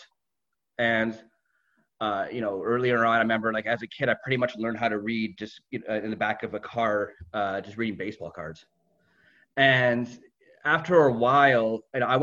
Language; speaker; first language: English; native; English